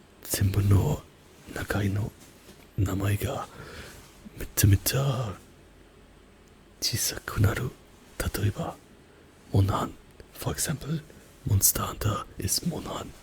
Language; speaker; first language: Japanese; non-native, learner; German